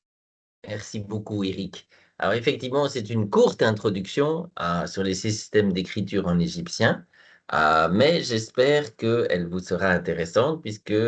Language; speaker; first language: French; non-native, fluent; Portuguese